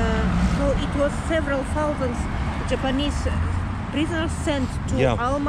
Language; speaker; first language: English; non-native, fluent; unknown